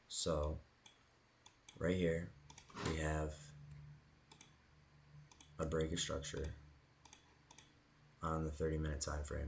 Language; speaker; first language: English; native; English